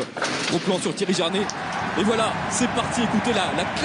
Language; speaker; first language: French; native; French